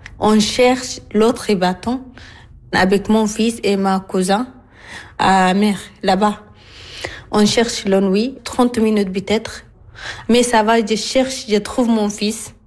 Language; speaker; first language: French; non-native, learner; Arabic